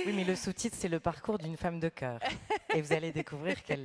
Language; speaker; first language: French; native; French